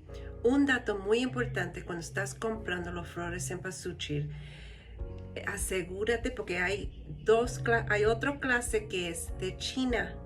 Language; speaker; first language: Spanish; early bilingual, heritage; Spanish